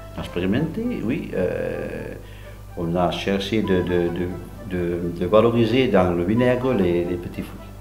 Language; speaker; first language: French; non-native, local second language; Italian